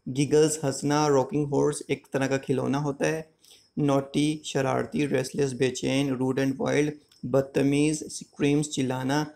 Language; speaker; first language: Hindi; native; Hindi